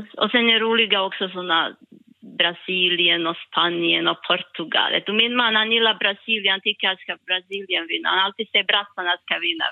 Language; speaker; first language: Swedish; non-native, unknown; Bosnian